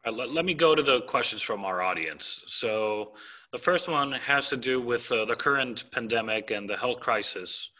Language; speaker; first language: English; non-native, fluent; Greek